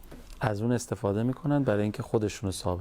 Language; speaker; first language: Persian; native; Persian